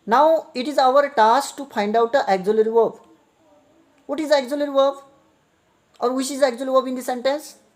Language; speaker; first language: English; non-native, local second language; Marathi